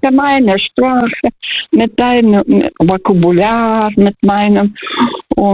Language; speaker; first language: German; non-native, fluent; Russian